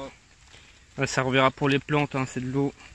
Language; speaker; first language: French; native; French